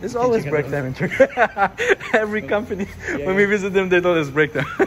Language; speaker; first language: English; non-native, fluent; German